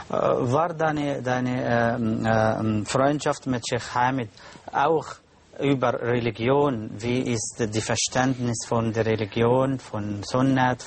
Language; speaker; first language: German; non-native, learner; Arabic